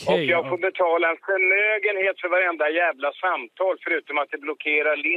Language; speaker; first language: Swedish; native; Swedish